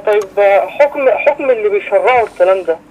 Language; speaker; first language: Arabic; native; Arabic